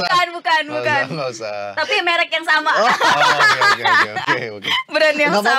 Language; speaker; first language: Indonesian; native; Indonesian